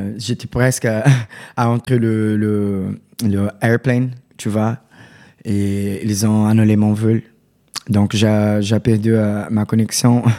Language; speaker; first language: French; non-native, learner; Portuguese